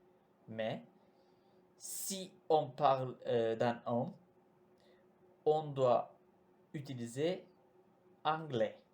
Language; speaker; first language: French; non-native, learner; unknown